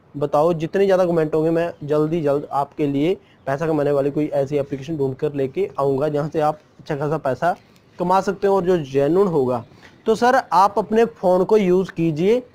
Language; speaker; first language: Hindi; non-native, local second language; Punjabi